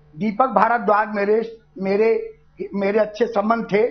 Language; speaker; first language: Hindi; native; Hindi